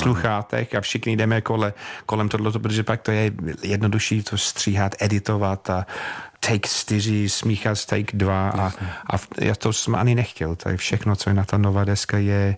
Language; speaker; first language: Czech; non-native, fluent; English